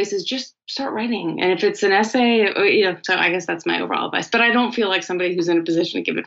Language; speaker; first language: English; native; English